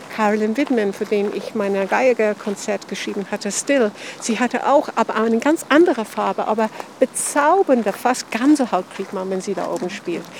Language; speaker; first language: German; non-native, fluent; English